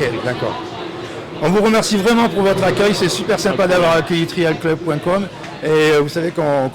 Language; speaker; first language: French; native; French